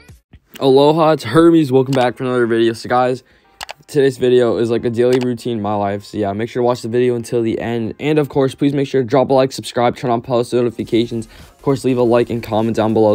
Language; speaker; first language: English; native; English